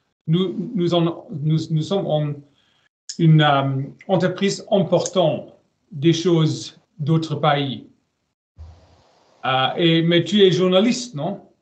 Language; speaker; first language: French; non-native, learner; German